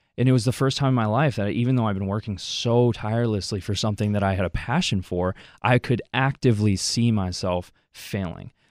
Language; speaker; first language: English; native; English